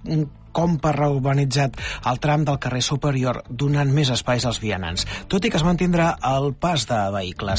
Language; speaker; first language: Catalan; native; Catalan